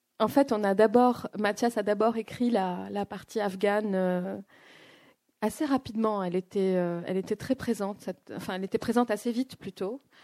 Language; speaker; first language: French; non-native, local second language; Arabic